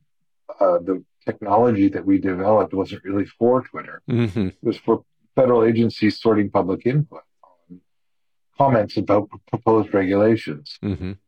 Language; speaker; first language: English; native; English